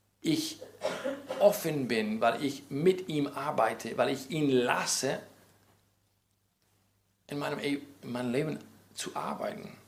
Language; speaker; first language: German; non-native, fluent; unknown